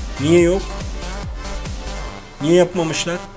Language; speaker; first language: Turkish; native; Turkish